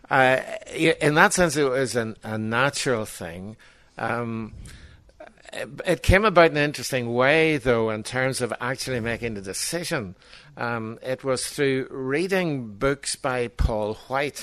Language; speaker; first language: English; native; English